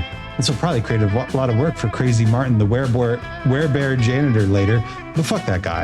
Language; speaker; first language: English; native; English